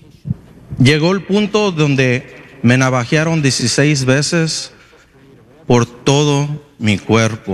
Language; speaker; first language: Spanish; early bilingual, heritage; Spanish